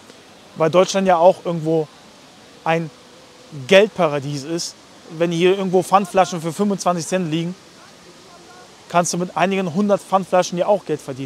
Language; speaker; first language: German; native; German